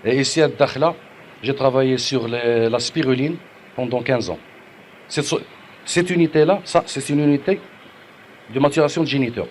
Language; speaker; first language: French; non-native, local second language; Arabic